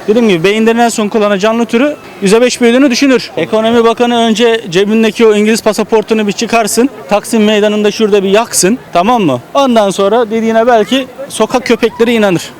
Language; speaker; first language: Turkish; native; Turkish